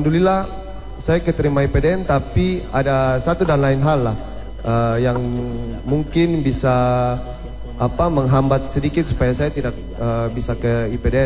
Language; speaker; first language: Indonesian; native; Indonesian